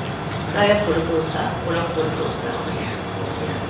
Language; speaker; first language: Indonesian; non-native, learner; Korean